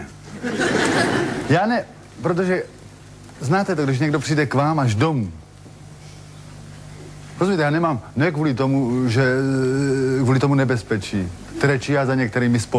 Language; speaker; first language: Czech; native; Czech